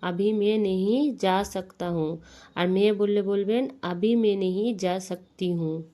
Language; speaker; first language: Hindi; non-native, local second language; Bangla